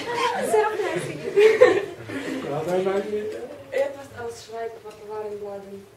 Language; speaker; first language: German; non-native, learner; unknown